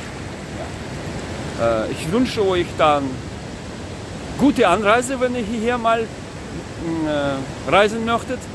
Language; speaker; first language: German; non-native, fluent; Russian